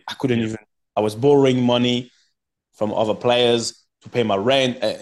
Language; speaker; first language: English; non-native, fluent; French